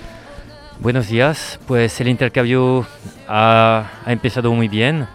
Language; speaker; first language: Spanish; non-native, fluent; French